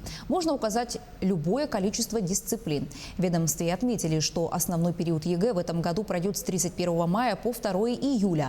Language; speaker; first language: Russian; native; Russian